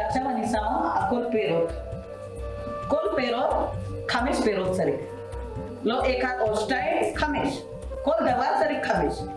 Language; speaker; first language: Hebrew; non-native, learner; Marathi